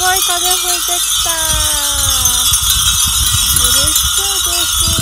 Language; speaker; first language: Japanese; native; Japanese